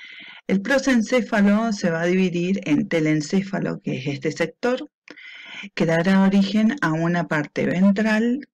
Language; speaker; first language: Spanish; native; Spanish